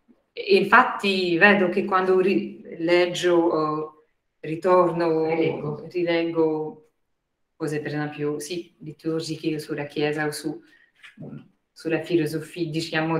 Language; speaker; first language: Italian; non-native, fluent; French